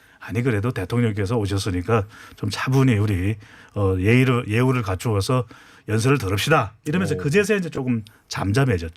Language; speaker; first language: Korean; native; Korean